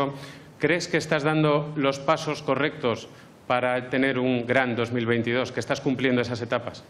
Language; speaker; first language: Spanish; native; Spanish